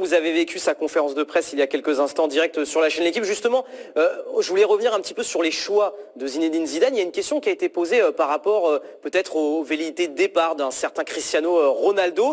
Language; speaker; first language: French; native; French